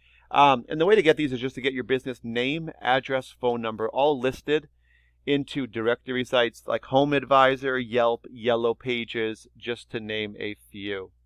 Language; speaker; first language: English; native; English